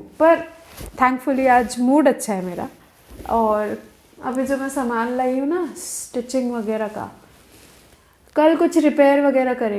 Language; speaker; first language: Hindi; native; Hindi